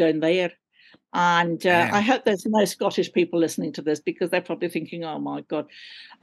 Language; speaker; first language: English; native; English